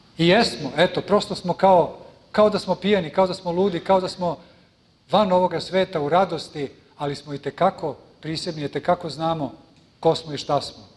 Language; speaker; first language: Serbian; early bilingual, heritage; Serbian